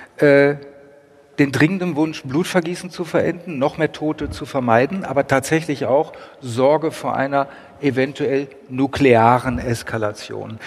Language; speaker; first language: German; native; German